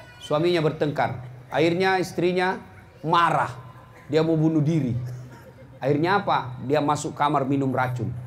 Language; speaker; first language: Indonesian; native; Indonesian